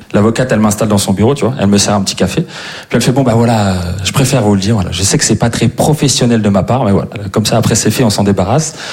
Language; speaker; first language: French; native; French